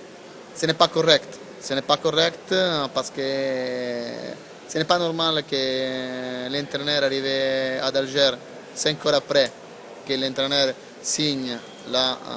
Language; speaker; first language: French; non-native, learner; Italian